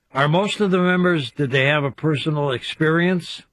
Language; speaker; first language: English; native; English